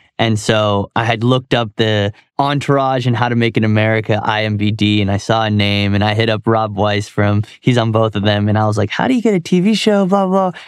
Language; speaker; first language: English; native; English